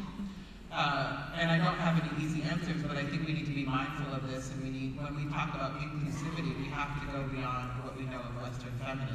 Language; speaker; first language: English; native; English